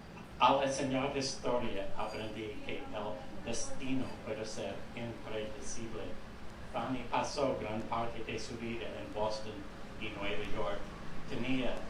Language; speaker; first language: Spanish; non-native, fluent; English